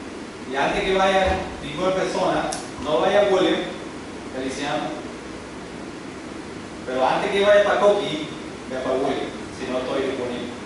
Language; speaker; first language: Spanish; early bilingual, heritage; English